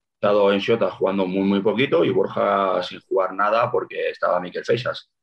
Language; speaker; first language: Spanish; native; Spanish